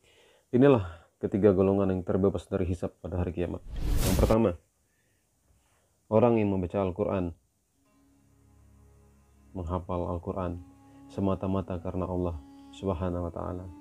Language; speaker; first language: Indonesian; native; Indonesian